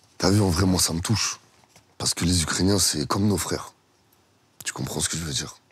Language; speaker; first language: French; early bilingual, other home language; Russian